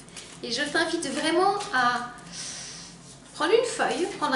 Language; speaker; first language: French; native; French